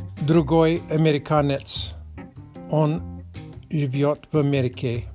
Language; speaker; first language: Russian; non-native, learner; Czech